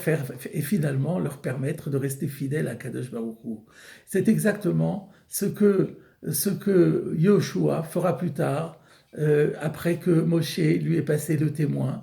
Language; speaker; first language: French; native; French